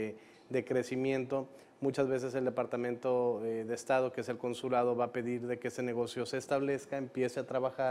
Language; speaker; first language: Spanish; native; Spanish